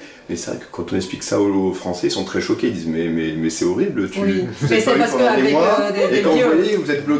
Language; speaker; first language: French; native; French